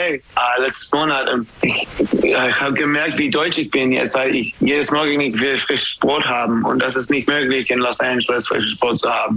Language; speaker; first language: German; non-native, fluent; English